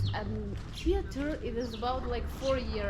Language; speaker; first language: English; non-native, learner; Armenian